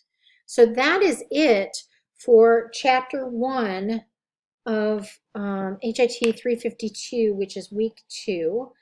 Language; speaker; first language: English; native; English